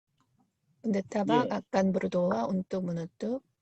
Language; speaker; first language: Indonesian; non-native, fluent; Korean